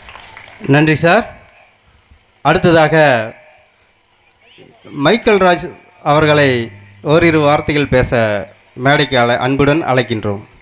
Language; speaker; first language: Tamil; native; Tamil